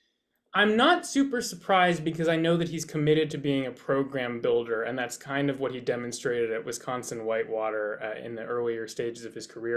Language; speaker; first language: English; native; English